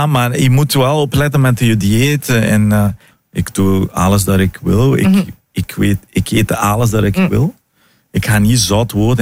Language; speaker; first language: Dutch; non-native, learner; Portuguese